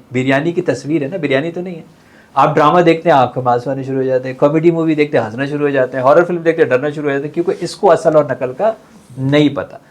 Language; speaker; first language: Urdu; native; Urdu